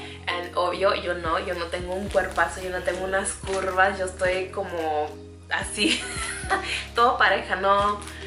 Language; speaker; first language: Spanish; early bilingual, heritage; Spanish